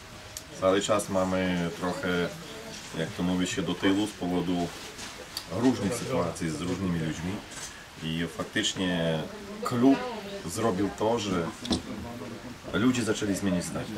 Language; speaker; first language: Polish; non-native, fluent; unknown